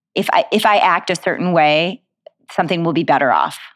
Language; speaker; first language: English; native; English